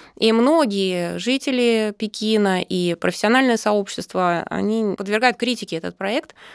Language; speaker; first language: Russian; native; Russian